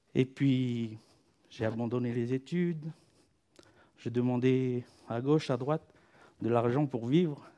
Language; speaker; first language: French; non-native, fluent; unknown